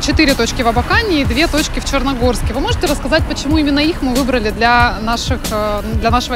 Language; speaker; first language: Russian; native; Russian